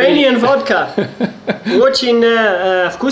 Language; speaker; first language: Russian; non-native, learner; English